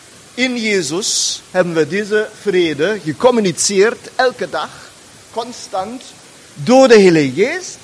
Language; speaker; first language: Dutch; non-native, fluent; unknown